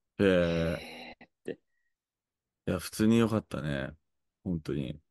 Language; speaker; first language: Japanese; native; Japanese